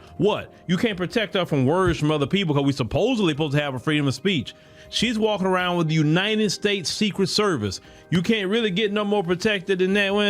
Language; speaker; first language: English; native; English